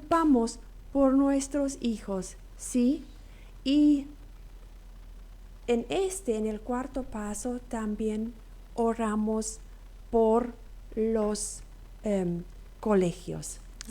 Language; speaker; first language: Spanish; non-native, local second language; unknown